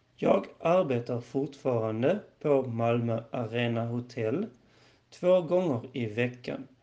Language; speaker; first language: Swedish; non-native, learner; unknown